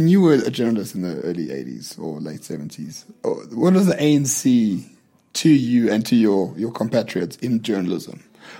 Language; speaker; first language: English; native; English